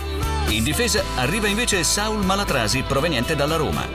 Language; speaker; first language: Italian; native; Italian